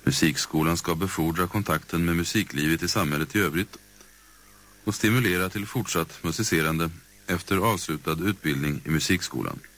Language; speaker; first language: Swedish; native; Swedish